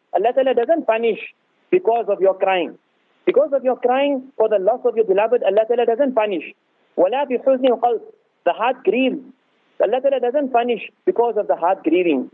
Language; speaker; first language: English; native; English